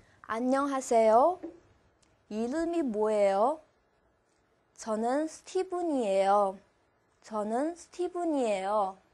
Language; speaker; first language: Korean; non-native, fluent; Chinese